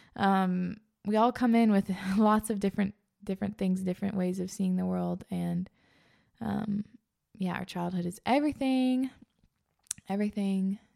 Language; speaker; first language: English; native; English